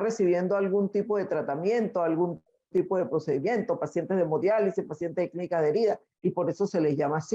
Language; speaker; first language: Spanish; native; Spanish